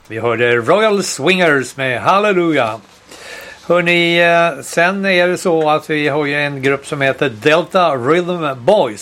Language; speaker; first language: Swedish; native; Swedish